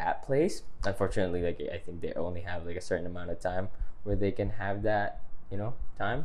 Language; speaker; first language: English; non-native, local second language; Filipino